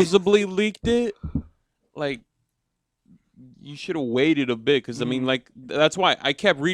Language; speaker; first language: English; native; English